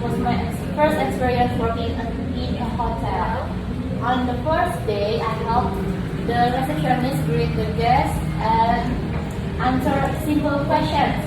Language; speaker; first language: English; non-native, learner; Indonesian